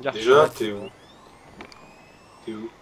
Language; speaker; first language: French; native; French